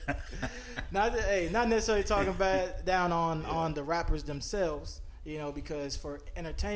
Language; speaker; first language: English; native; English